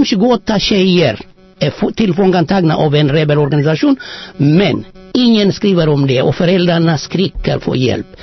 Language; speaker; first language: Swedish; non-native, fluent; Amharic